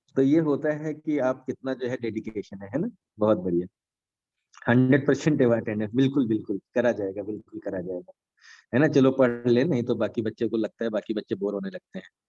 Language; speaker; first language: Hindi; native; Hindi